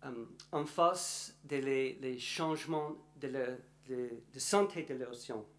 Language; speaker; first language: French; non-native, learner; English